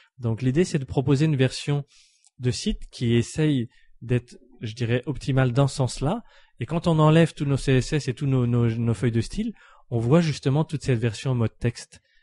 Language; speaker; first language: French; native; French